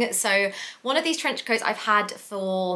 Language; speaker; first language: English; native; English